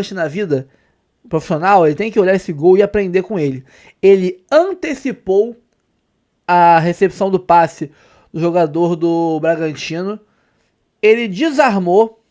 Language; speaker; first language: Portuguese; native; Portuguese